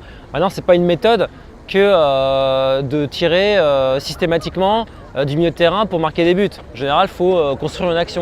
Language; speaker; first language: French; native; French